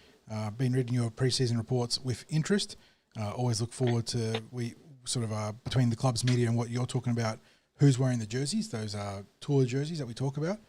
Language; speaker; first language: English; native; English